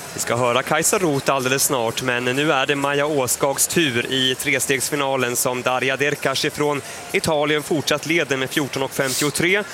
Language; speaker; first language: Swedish; native; Swedish